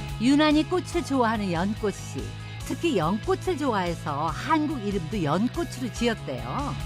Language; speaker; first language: Korean; native; Korean